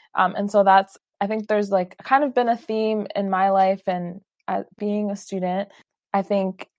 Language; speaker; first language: English; early bilingual, other home language; Spanish